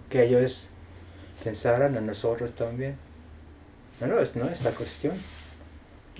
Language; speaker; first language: Spanish; non-native, fluent; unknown